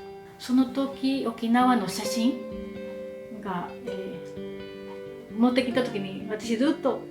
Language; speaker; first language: Japanese; early bilingual, heritage; Spanish